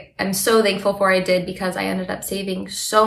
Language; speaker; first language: English; native; English